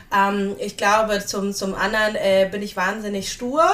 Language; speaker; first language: German; early bilingual, other home language; Russian